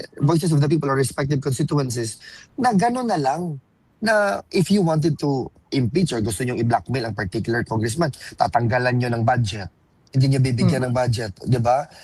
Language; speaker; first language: Filipino; non-native, local second language; Cebuano